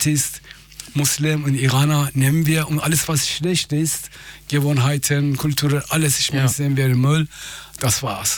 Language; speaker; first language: German; non-native, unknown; Persian